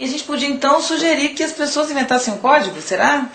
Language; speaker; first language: Portuguese; native; Portuguese